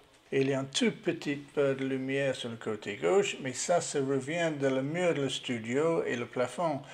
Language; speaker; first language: French; non-native, learner; English